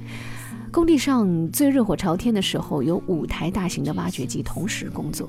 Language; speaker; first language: Chinese; native; Chinese